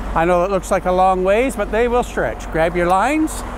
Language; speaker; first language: English; native; English